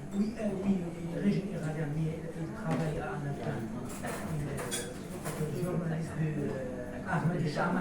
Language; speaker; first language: French; non-native, learner; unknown